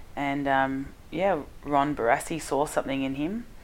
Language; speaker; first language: English; native; English